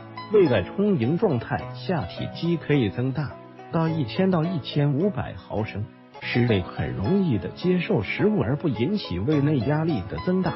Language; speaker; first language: Chinese; native; Chinese